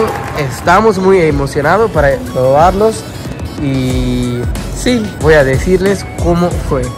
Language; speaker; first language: Spanish; non-native, learner; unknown